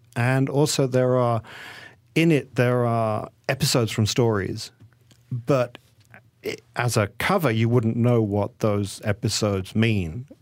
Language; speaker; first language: English; native; English